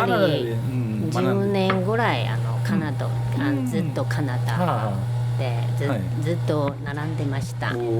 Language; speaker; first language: Japanese; non-native, fluent; Chinese